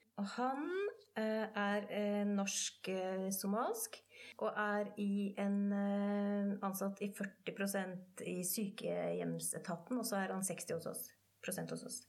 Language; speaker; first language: Norwegian; native; Norwegian